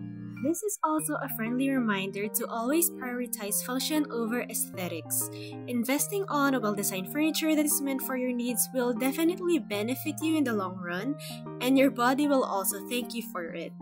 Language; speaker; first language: English; non-native, local second language; Filipino